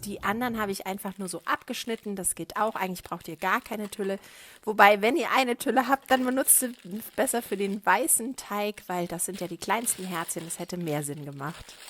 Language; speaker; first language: German; native; German